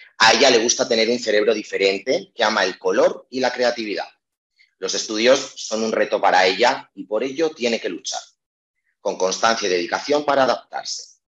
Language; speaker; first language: Spanish; native; Spanish